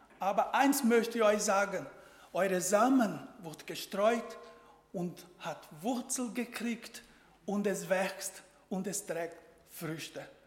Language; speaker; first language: German; non-native, fluent; Portuguese